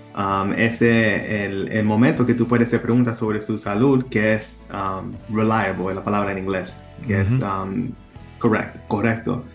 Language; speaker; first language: Spanish; early bilingual, heritage; Spanish